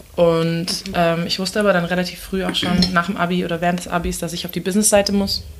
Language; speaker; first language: German; early bilingual, other home language; Turkish